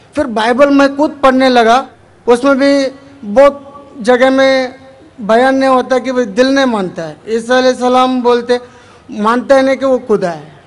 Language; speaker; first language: Hindi; non-native, local second language; Tamil